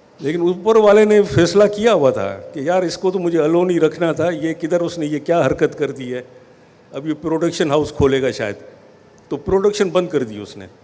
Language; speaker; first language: Urdu; non-native, local second language; Sindhi